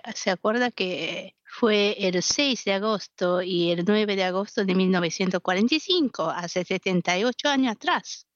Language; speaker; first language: Spanish; non-native, fluent; Japanese